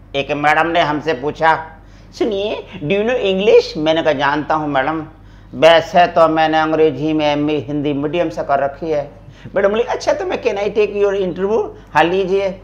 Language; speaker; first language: Hindi; native; Hindi